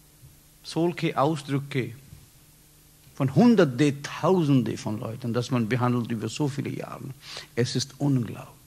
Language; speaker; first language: German; non-native, learner; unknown